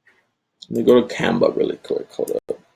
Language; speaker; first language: English; native; English